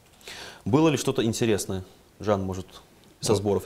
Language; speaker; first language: Russian; native; Russian